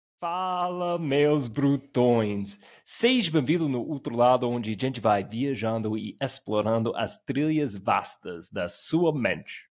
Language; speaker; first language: Portuguese; non-native, fluent; English